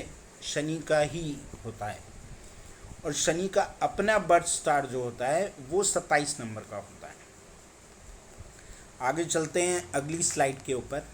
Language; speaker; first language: Hindi; native; Hindi